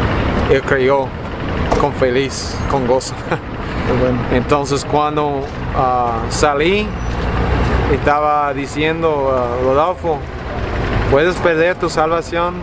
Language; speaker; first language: Spanish; non-native, fluent; English